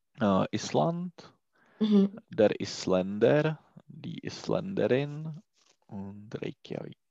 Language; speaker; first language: German; non-native, learner; Czech